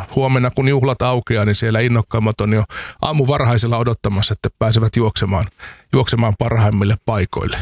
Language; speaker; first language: Finnish; native; Finnish